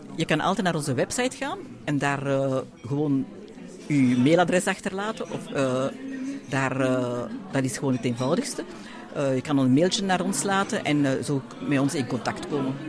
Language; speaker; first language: Dutch; native; Dutch